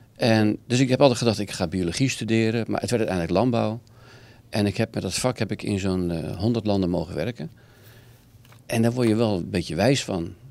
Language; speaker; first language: Dutch; native; Dutch